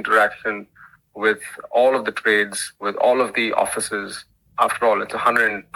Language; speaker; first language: English; non-native, local second language; Hindi